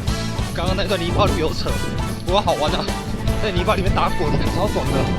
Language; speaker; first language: Chinese; native; Chinese